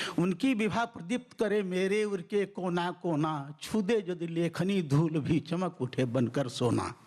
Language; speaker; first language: Hindi; native; Hindi